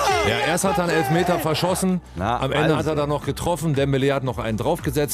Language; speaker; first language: German; native; German